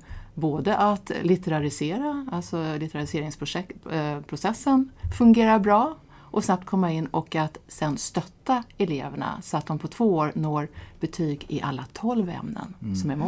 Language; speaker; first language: Swedish; native; Swedish